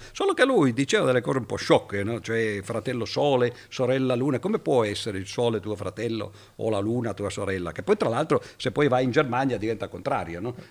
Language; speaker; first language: Italian; native; Italian